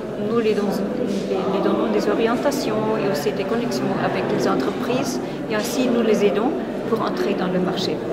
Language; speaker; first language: French; non-native, fluent; Spanish